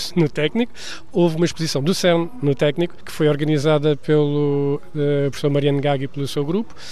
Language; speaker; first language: Portuguese; native; Portuguese